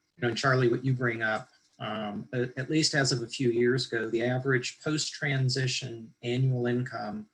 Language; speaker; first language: English; native; English